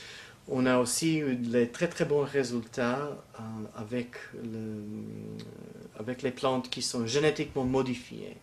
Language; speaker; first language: French; non-native, fluent; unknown